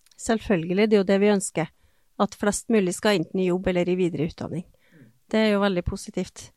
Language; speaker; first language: Norwegian; native; Norwegian